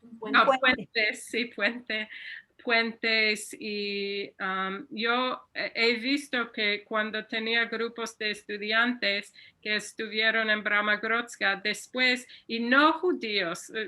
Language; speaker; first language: Spanish; non-native, fluent; English